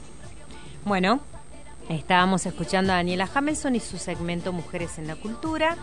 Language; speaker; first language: Spanish; native; Spanish